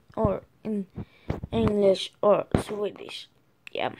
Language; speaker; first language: English; non-native, learner; Swedish